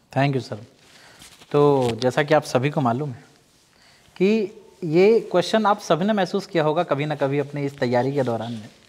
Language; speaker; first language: Hindi; native; Hindi